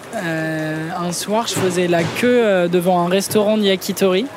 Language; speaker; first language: French; native; French